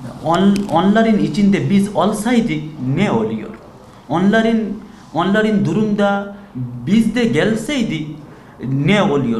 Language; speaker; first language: Turkish; non-native, learner; Bangla